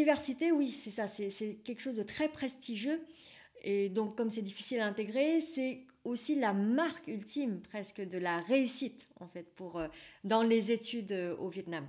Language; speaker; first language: French; non-native, fluent; Vietnamese